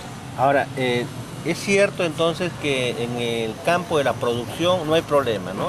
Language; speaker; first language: Spanish; native; Spanish